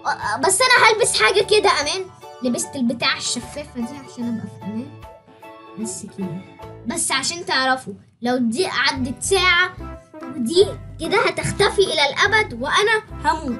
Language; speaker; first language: Arabic; native; Arabic